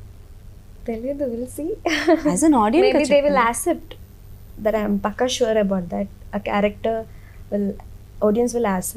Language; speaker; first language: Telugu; non-native, learner; Malayalam